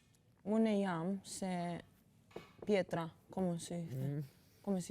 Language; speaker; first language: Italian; early bilingual, other home language; Albanian